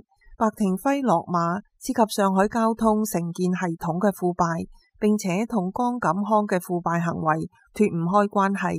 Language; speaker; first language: Chinese; non-native, local second language; Cantonese